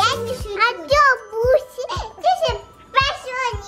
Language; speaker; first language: Russian; early bilingual, heritage; Russian